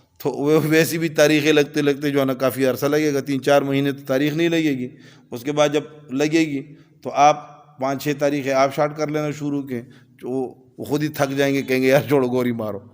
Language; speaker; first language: Urdu; non-native, local second language; Pashto